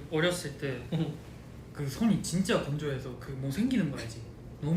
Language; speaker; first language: Korean; non-native, fluent; Japanese